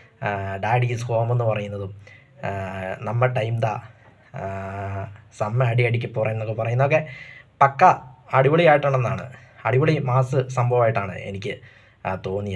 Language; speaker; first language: Malayalam; native; Malayalam